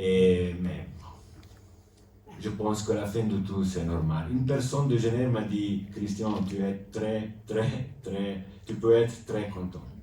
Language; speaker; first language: French; non-native, local second language; Italian